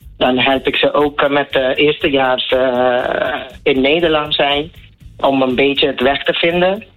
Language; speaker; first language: Dutch; non-native, local second language; Papiamento